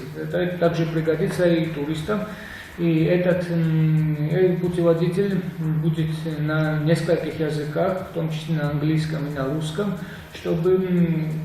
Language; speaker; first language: Russian; non-native, local second language; Georgian